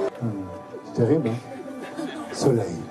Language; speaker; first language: French; native; French